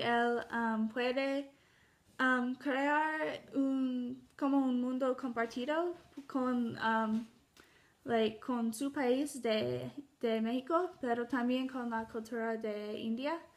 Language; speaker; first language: Spanish; non-native, learner; English